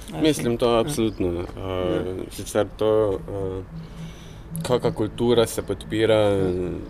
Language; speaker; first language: Slovenian; native; Slovenian